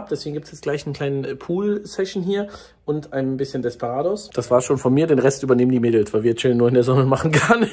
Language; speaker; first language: German; native; German